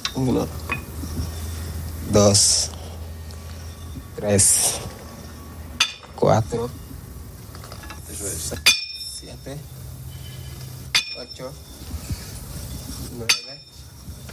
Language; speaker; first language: Spanish; non-native, learner; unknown